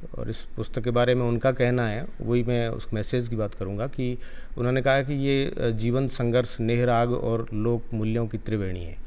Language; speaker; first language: Hindi; non-native, local second language; Rajasthani